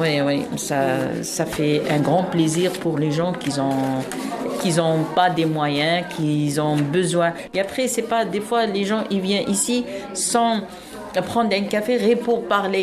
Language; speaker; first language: French; non-native, fluent; Arabic